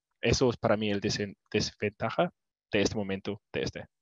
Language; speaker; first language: Spanish; non-native, learner; English